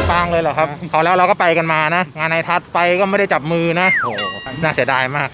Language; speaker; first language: Thai; native; Thai